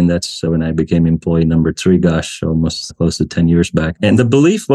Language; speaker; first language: English; non-native, local second language; Hindi